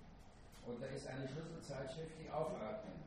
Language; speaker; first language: German; native; German